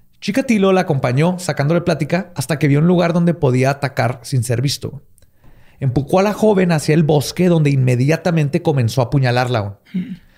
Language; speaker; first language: Spanish; native; Spanish